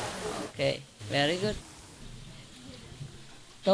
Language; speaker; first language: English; non-native, fluent; Vietnamese